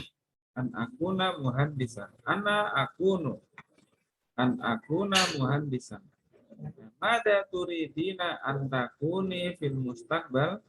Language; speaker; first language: Arabic; non-native, fluent; Indonesian